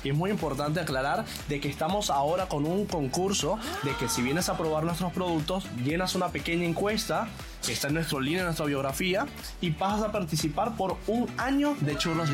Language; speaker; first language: Spanish; native; Spanish